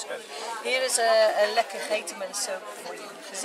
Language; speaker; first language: Dutch; non-native, fluent; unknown